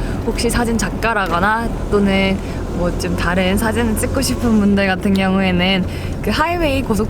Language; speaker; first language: Korean; native; Korean